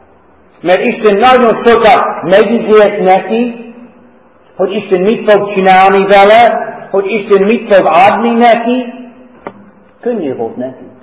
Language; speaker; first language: Hungarian; non-native, learner; English